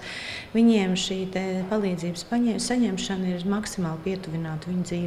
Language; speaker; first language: Latvian; native; Latvian